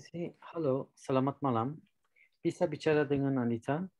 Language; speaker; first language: Indonesian; non-native, learner; Turkish